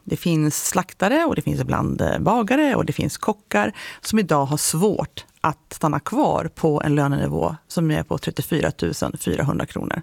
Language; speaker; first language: Swedish; native; Swedish